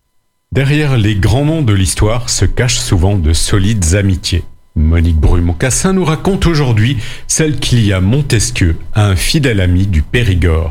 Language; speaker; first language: French; native; French